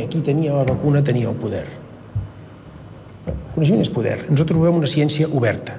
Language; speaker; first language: Catalan; native; Catalan